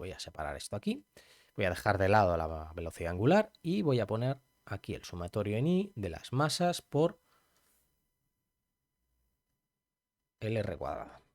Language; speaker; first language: Spanish; native; Spanish